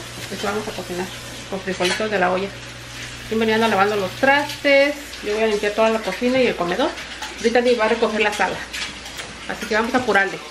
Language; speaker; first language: Spanish; native; Spanish